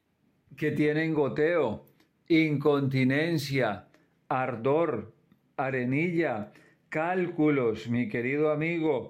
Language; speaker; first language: Spanish; native; Spanish